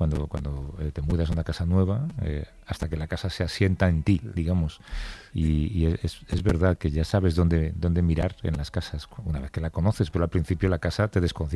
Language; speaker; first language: Spanish; native; Spanish